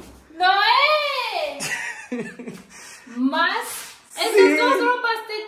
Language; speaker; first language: Spanish; non-native, learner; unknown